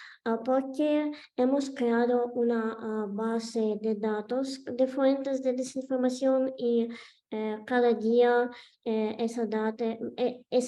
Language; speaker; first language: Spanish; non-native, fluent; Ukrainian